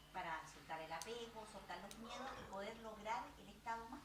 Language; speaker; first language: Spanish; native; Spanish